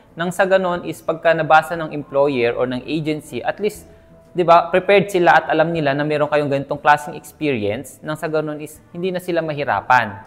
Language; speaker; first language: Filipino; native; Filipino